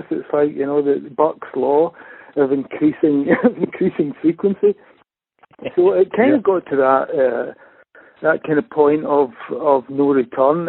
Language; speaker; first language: English; native; English